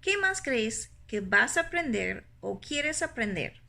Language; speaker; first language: Spanish; non-native, fluent; English